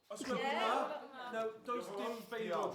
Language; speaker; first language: Welsh; non-native, learner; English